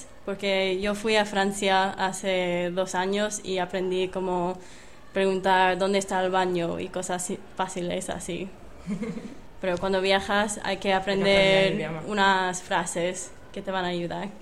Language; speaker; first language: Spanish; non-native, fluent; English